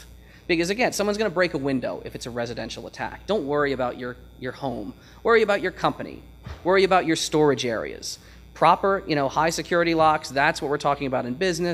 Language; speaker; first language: English; native; English